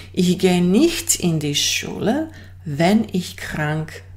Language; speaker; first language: German; non-native, fluent; Bosnian